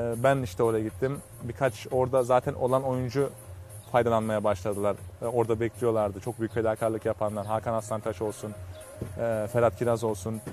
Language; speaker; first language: Turkish; early bilingual, heritage; Turkish